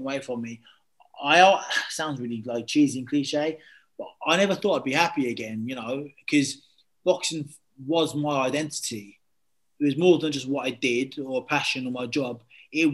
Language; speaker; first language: English; native; English